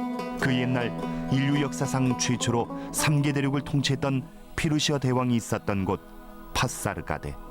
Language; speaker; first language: Korean; native; Korean